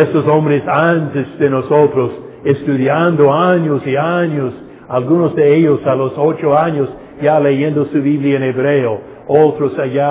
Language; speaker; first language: Spanish; non-native, fluent; English